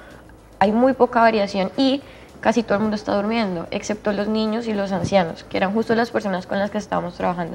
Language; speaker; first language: Spanish; native; Spanish